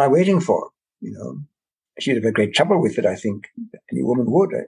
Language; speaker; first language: English; native; English